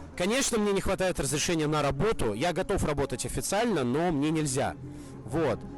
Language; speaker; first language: Russian; native; Russian